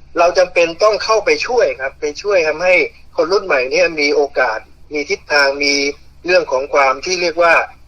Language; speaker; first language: Thai; native; Thai